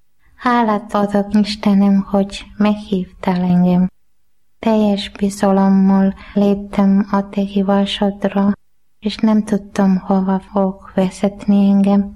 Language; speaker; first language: Hungarian; non-native, learner; Malayalam